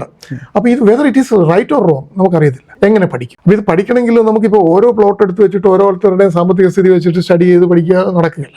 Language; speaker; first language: Malayalam; native; Malayalam